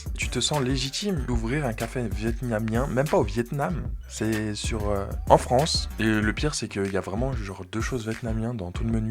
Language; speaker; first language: French; native; French